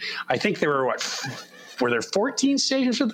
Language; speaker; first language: English; native; English